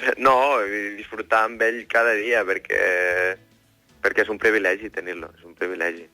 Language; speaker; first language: Catalan; native; Catalan